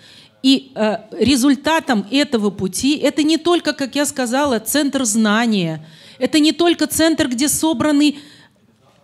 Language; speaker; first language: Russian; native; Russian